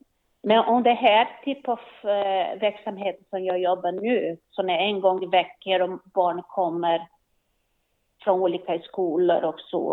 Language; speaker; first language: Swedish; non-native, learner; Portuguese